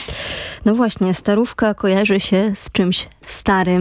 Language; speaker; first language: Polish; native; Polish